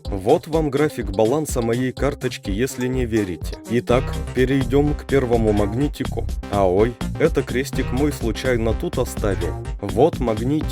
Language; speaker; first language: Russian; native; Russian